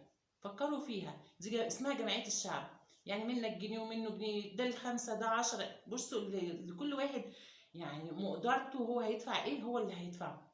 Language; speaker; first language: Arabic; native; Arabic